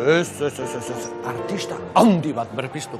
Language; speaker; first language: Basque; native; Basque